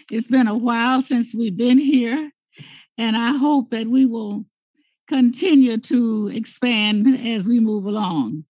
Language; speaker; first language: English; native; English